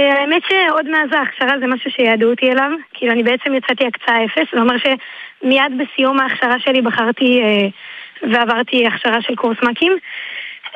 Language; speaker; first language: Hebrew; native; Hebrew